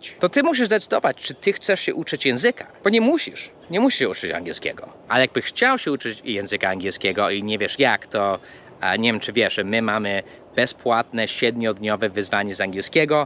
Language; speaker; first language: Polish; early bilingual, heritage; English